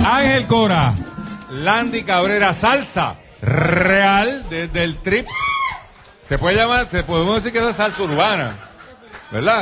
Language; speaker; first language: Spanish; native; Spanish